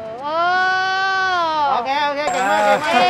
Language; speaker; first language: Thai; native; Thai